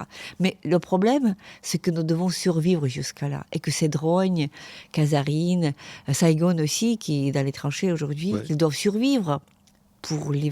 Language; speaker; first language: French; non-native, fluent; Ukrainian